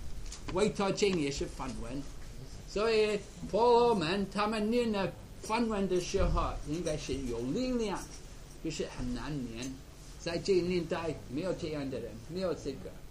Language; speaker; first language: Chinese; non-native, fluent; English